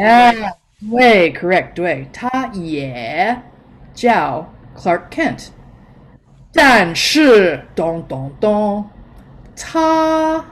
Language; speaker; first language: Chinese; non-native, fluent; English